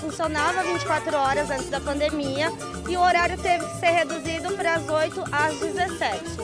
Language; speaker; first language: Portuguese; native; Portuguese